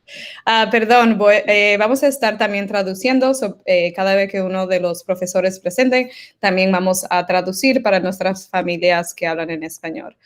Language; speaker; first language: Spanish; early bilingual, other home language; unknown